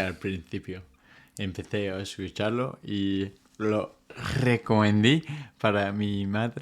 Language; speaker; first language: Spanish; non-native, fluent; English